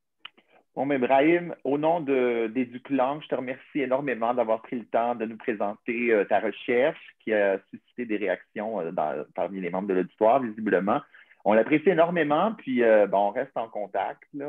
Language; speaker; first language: French; native; French